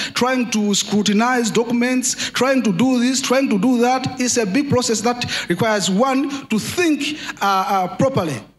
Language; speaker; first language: English; non-native, local second language; Nyanja